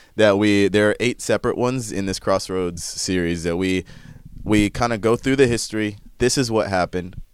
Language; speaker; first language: English; native; English